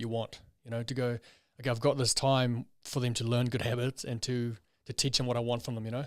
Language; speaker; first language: English; native; English